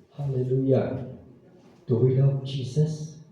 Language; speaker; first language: English; non-native, local second language; Filipino